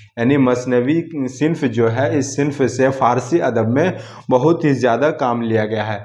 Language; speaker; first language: Urdu; native; Urdu